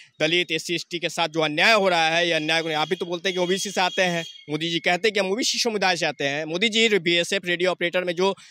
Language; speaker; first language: Hindi; native; Hindi